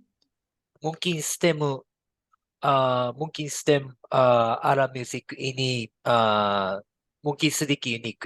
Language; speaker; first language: Indonesian; non-native, learner; Japanese